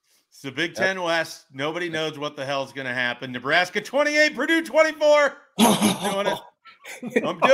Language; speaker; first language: English; native; English